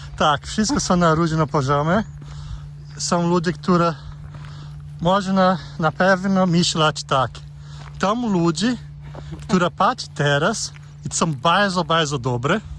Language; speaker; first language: Polish; non-native, learner; Portuguese